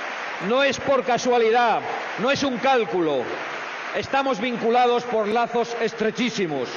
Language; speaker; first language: Spanish; native; Spanish